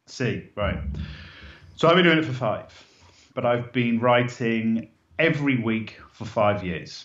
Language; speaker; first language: English; native; English